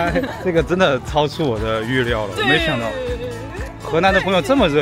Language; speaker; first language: Chinese; native; Chinese